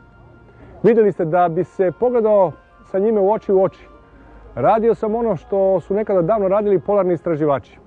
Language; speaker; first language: Serbian; native; Serbian